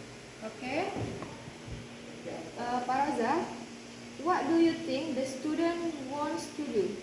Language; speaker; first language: English; non-native, learner; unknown